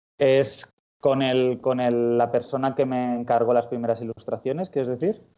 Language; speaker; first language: Spanish; native; Spanish